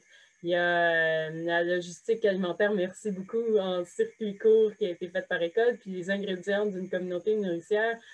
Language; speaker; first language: French; native; French